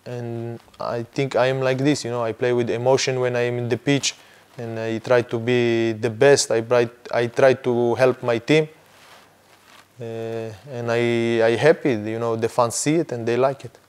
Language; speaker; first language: English; non-native, fluent; Hebrew